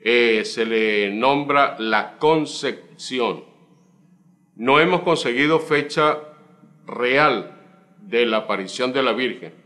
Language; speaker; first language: Spanish; native; Spanish